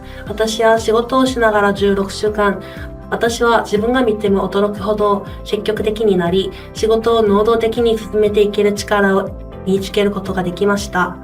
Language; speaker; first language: Japanese; non-native, fluent; Korean